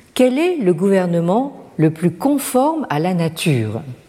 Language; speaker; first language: French; native; French